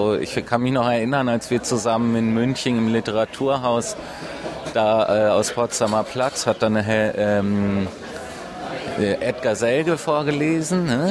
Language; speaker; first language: German; native; German